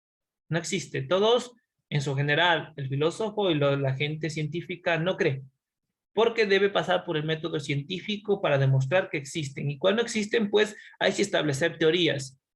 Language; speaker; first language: Spanish; native; Spanish